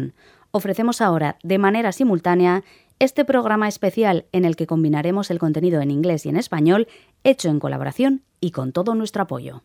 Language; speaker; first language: Spanish; native; Spanish